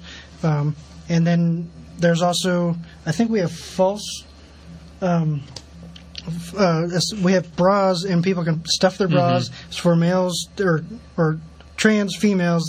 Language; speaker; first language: English; native; English